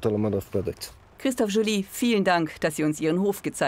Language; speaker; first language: German; native; German